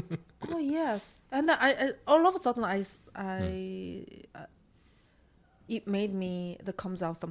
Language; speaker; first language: English; non-native, learner; Korean